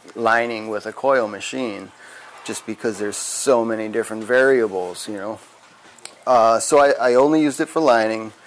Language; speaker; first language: English; native; English